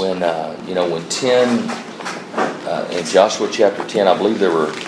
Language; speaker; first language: English; native; English